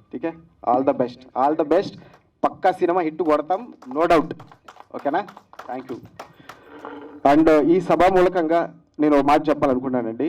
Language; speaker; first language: Telugu; native; Telugu